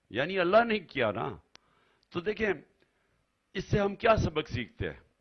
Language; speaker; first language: Urdu; native; Urdu